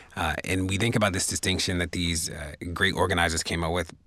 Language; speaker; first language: English; native; English